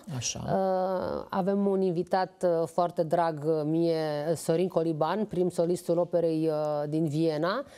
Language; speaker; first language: Romanian; native; Romanian